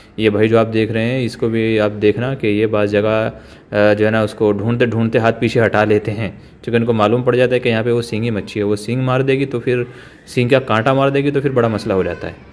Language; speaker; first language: Hindi; native; Hindi